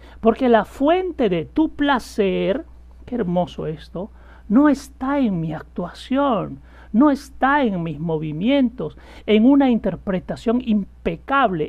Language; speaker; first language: Spanish; native; Spanish